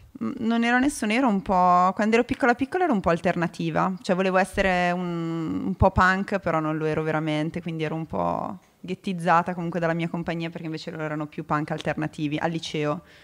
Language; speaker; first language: Italian; native; Italian